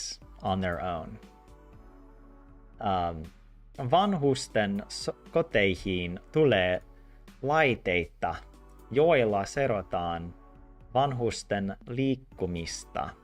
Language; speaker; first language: Finnish; non-native, learner; English